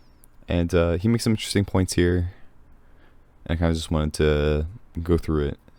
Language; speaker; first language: English; native; English